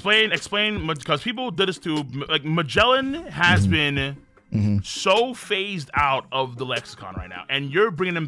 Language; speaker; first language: English; native; English